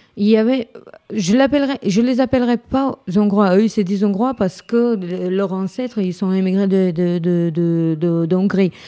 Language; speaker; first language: French; non-native, fluent; Romany